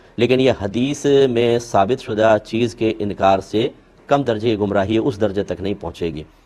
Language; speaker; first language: Urdu; native; Urdu